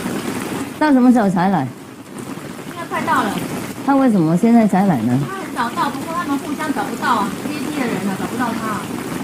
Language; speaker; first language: Chinese; non-native, fluent; Vietnamese